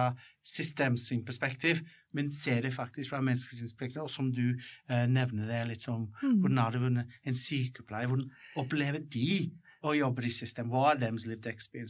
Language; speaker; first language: Norwegian; non-native, fluent; English